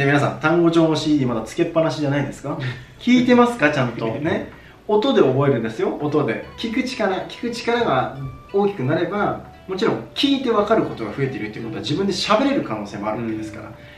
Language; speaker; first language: Japanese; native; Japanese